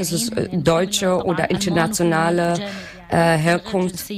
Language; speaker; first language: German; non-native, learner; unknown